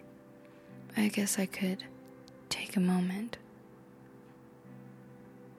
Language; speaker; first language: English; native; English